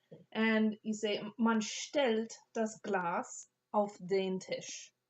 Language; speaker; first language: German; non-native, fluent; English